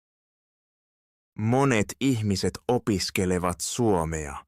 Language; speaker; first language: Finnish; non-native, fluent; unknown